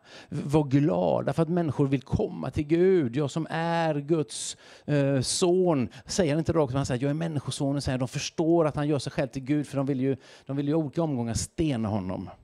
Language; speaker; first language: Swedish; native; Swedish